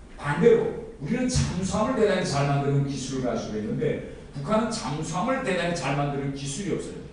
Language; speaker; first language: Korean; native; Korean